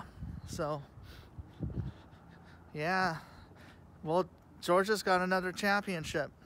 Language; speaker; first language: English; native; English